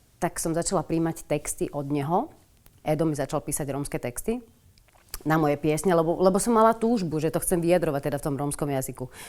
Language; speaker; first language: Slovak; native; Slovak